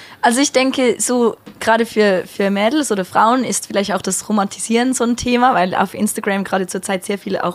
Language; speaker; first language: German; native; German